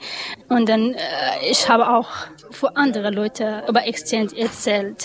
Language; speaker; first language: German; non-native, learner; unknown